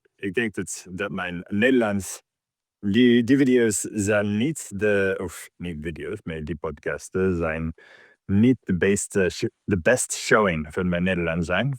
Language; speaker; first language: Dutch; non-native, learner; English